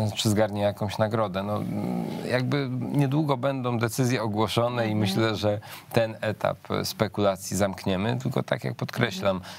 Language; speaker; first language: Polish; native; Polish